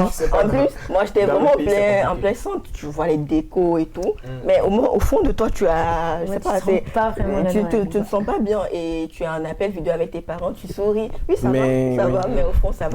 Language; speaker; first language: French; non-native, local second language; Ewe